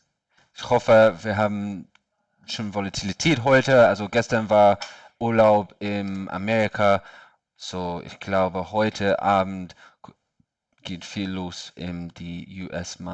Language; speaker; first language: German; non-native, learner; English